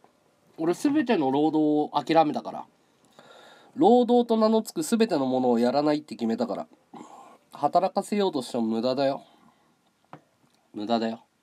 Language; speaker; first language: Japanese; native; Japanese